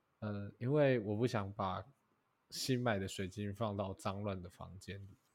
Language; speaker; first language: Chinese; native; Chinese